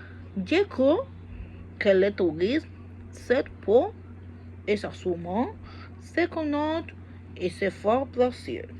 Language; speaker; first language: French; non-native, learner; Spanish